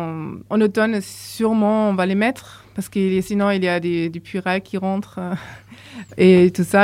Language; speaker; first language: French; non-native, fluent; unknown